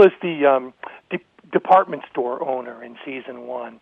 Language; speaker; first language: English; native; English